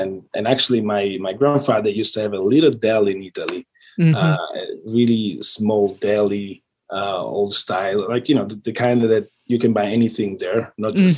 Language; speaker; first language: English; non-native, fluent; Italian